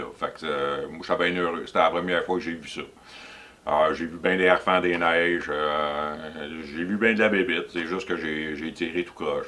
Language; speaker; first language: French; native; French